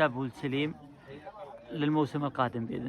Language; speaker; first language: Arabic; native; Arabic